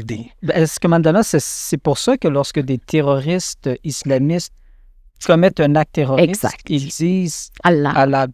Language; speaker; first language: French; native; French